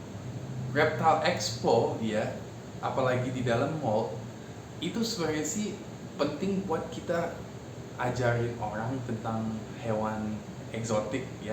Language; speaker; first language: Indonesian; non-native, fluent; English